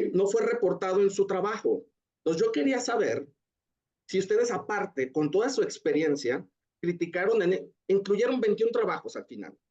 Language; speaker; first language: Spanish; native; Spanish